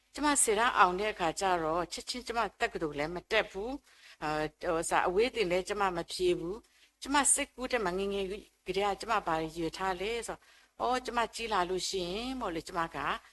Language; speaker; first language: Burmese; native; Burmese